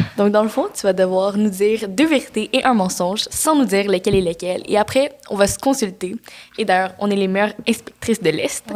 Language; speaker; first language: French; native; French